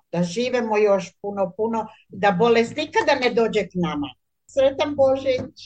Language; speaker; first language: Croatian; native; Croatian